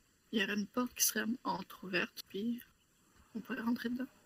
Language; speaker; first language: French; native; French